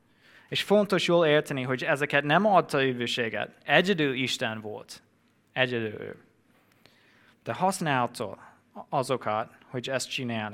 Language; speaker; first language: Hungarian; non-native, fluent; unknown